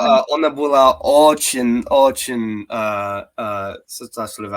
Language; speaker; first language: Russian; non-native, learner; English